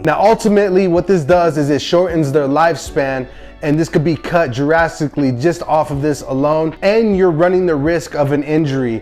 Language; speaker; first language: English; native; English